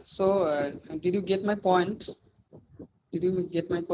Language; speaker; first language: English; non-native, learner; Bangla